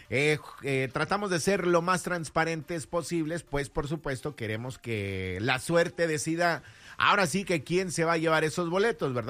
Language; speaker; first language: Spanish; native; Spanish